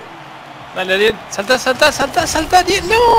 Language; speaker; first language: Spanish; native; Spanish